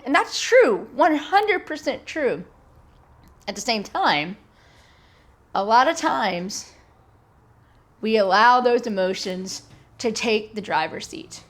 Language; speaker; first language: English; native; English